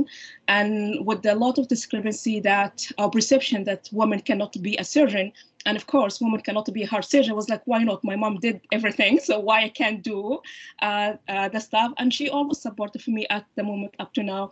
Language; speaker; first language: English; non-native, fluent; Arabic